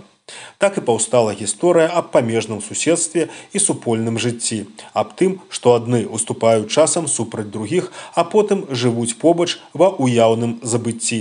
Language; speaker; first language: Belarusian; native; Belarusian